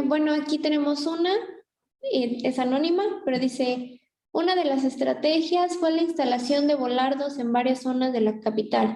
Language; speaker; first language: Spanish; native; Spanish